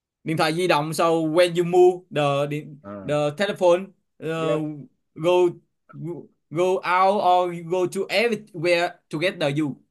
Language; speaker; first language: English; non-native, learner; Vietnamese